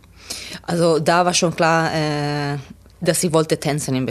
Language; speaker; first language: German; non-native, learner; Italian